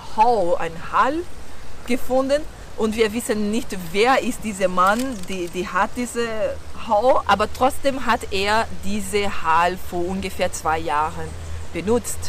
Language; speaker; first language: German; non-native, learner; Portuguese